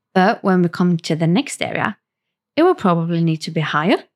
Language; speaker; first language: English; non-native, fluent; Swedish